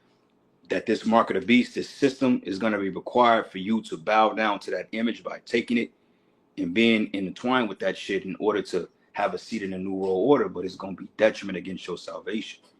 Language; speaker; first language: English; native; English